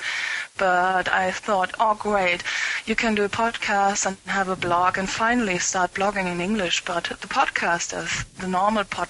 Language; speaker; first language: English; non-native, fluent; German